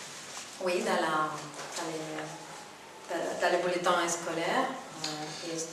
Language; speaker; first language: French; non-native, fluent; Spanish